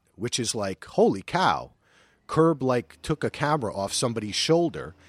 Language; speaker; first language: English; native; English